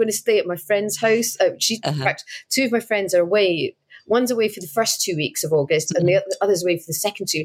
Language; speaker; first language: English; native; English